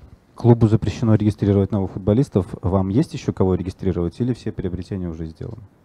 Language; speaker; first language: Russian; native; Russian